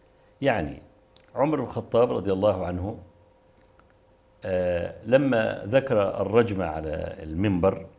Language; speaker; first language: Arabic; native; Arabic